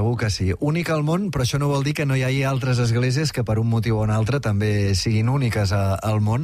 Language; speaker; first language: Catalan; native; Catalan